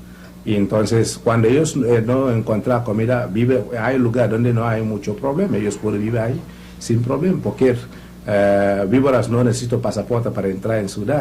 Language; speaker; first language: Spanish; non-native, learner; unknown